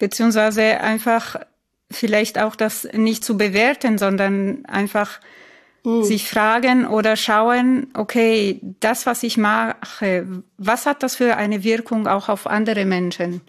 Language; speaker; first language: German; non-native, fluent; Italian